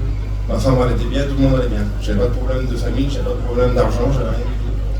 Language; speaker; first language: French; native; French